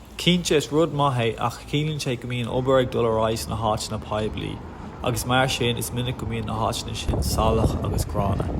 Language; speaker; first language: Irish; non-native, local second language; English